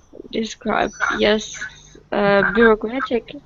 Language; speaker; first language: English; non-native, learner; Russian